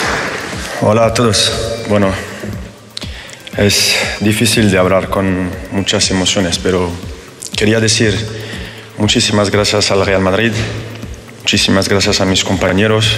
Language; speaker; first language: Spanish; non-native, fluent; French